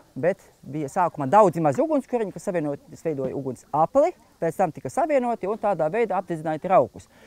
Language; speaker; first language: Latvian; native; Latvian